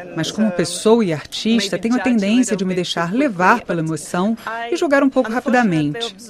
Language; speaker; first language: Portuguese; non-native, fluent; Ukrainian